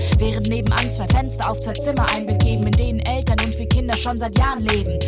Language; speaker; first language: German; native; German